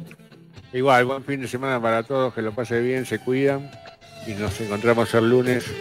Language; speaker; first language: Spanish; native; Spanish